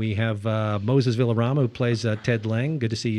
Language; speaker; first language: English; native; English